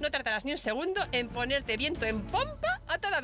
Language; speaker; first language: Spanish; native; Spanish